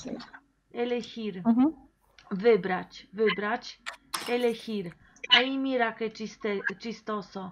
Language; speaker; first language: Spanish; non-native, fluent; Polish